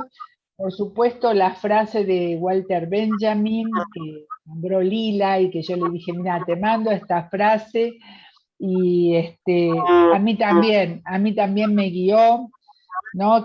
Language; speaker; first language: Spanish; native; Spanish